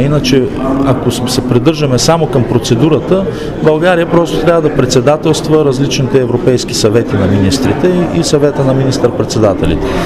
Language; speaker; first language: Bulgarian; native; Bulgarian